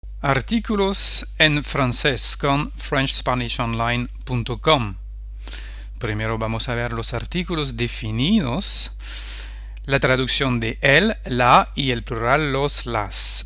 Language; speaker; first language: Spanish; non-native, fluent; French